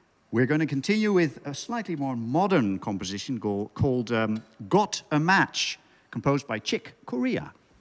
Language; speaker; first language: English; non-native, fluent; Dutch